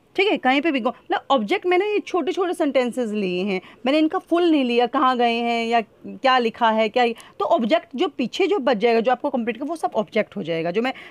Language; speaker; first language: Hindi; native; Hindi